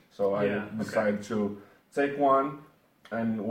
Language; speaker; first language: English; non-native, learner; Portuguese